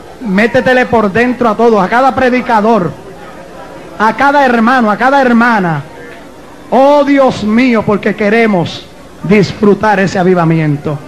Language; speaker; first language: Spanish; native; Spanish